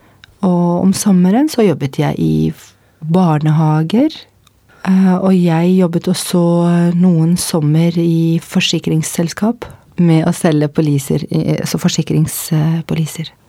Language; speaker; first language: Norwegian; non-native, fluent; Arabic